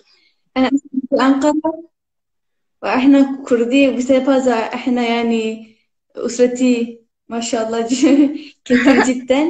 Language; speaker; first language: Arabic; non-native, learner; Turkish